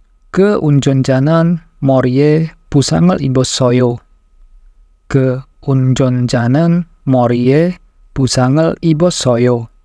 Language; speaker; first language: Korean; non-native, fluent; Indonesian